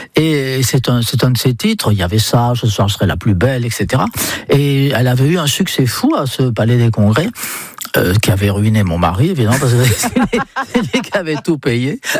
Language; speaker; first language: French; non-native, fluent; English